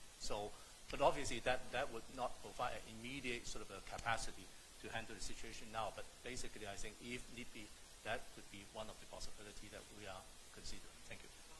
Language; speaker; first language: English; non-native, local second language; Cantonese